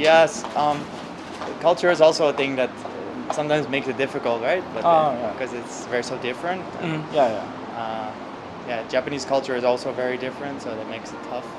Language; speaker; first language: English; non-native, fluent; Dutch